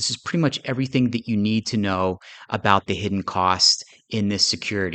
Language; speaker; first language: English; native; English